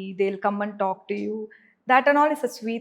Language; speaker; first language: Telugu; non-native, learner; Tamil